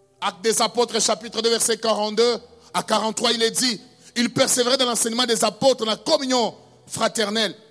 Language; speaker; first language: French; non-native, local second language; Luba-Lulua